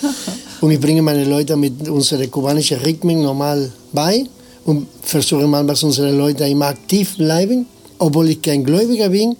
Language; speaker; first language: German; non-native, fluent; Spanish